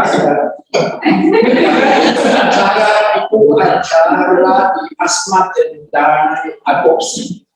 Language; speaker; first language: Indonesian; non-native, learner; German